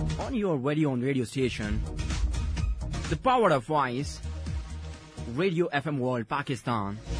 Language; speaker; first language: English; non-native, local second language; Hindi